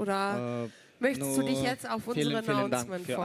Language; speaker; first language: German; native; German